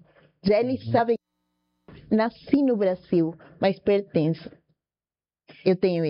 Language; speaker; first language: Portuguese; non-native, fluent; Spanish